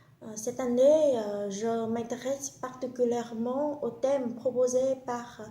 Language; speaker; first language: French; non-native, fluent; Vietnamese